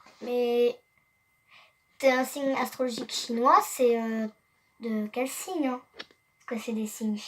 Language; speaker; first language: French; native; French